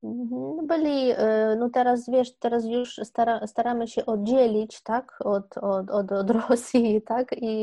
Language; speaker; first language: Polish; non-native, fluent; Ukrainian